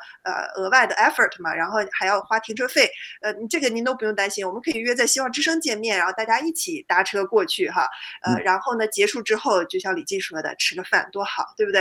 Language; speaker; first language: Chinese; native; Chinese